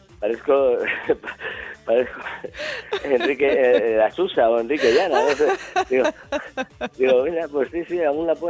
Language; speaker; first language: Spanish; native; Spanish